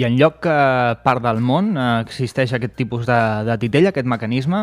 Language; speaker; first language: Catalan; native; Catalan